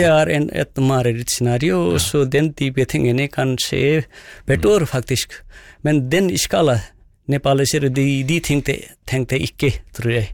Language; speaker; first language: Norwegian; non-native, fluent; Nepali